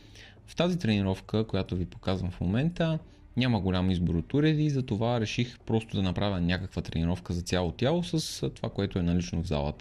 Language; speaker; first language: Bulgarian; native; Bulgarian